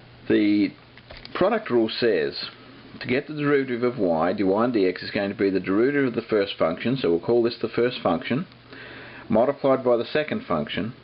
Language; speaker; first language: English; native; English